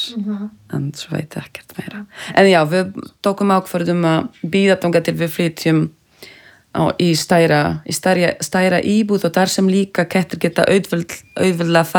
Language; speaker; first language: Icelandic; non-native, local second language; Polish